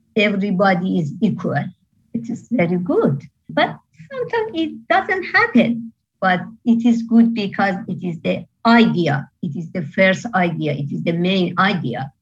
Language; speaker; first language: English; non-native, fluent; Persian